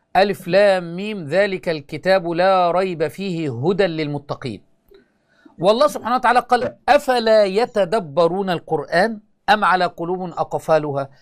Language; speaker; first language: Arabic; native; Arabic